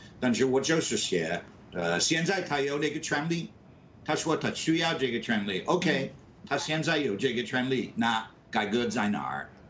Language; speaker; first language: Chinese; non-native, fluent; English